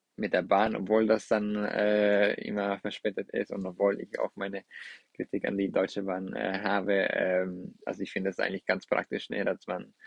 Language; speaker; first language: German; non-native, fluent; Spanish